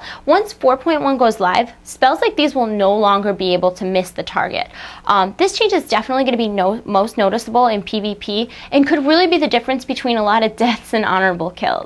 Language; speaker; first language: English; native; English